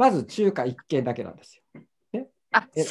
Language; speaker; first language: Japanese; native; Japanese